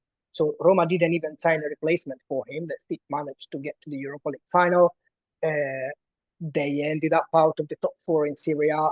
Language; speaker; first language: English; non-native, fluent; Italian